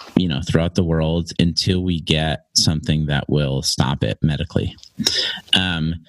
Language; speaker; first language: English; native; English